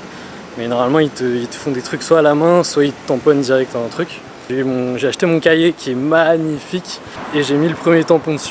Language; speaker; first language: French; native; French